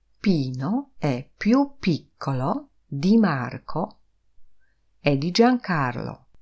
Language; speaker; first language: Italian; non-native, fluent; Polish